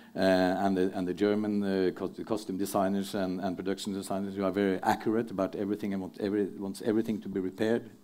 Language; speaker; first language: English; non-native, fluent; Norwegian